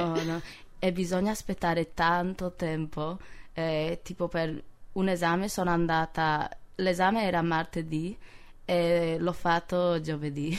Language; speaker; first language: Italian; non-native, fluent; English